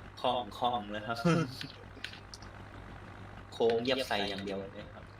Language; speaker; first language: Thai; native; Thai